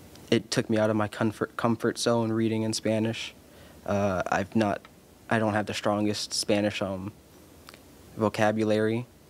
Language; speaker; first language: English; early bilingual, other home language; Spanish